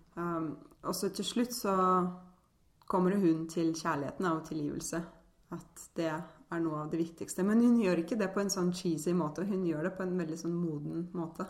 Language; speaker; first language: Norwegian; early bilingual, other home language; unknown